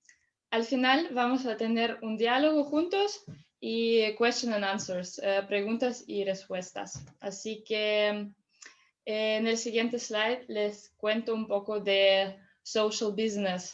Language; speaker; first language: Spanish; non-native, fluent; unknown